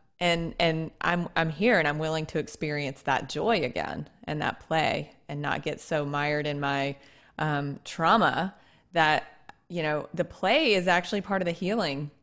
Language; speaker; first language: English; native; English